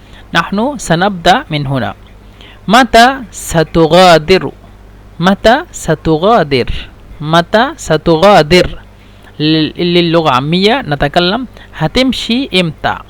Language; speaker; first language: Arabic; non-native, fluent; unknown